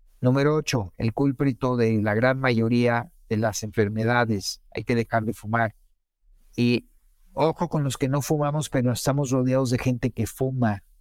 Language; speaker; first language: Spanish; native; Spanish